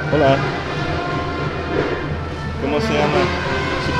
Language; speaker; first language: Spanish; non-native, learner; English